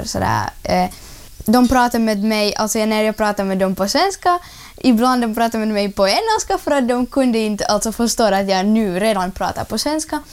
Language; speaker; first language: Swedish; non-native, learner; Ukrainian